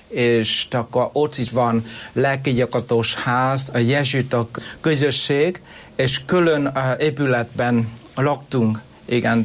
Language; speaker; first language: Hungarian; non-native, fluent; Vietnamese